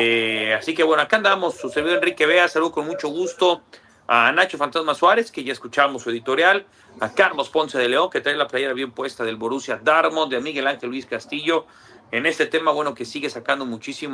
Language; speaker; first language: Spanish; native; Spanish